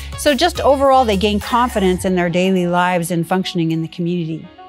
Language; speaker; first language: English; native; English